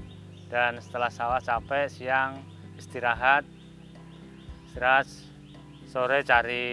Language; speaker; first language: Indonesian; non-native, local second language; Javanese